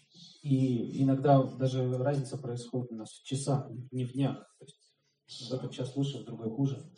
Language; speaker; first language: Russian; native; Russian